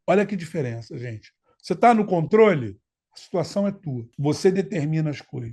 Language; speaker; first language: Portuguese; native; Portuguese